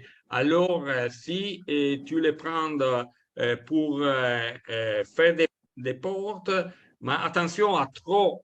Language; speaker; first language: French; non-native, learner; Italian